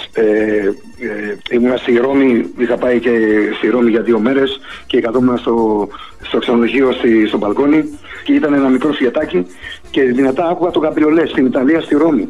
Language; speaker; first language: Greek; early bilingual, heritage; Greek